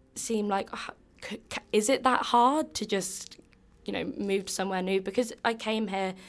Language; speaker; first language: English; native; English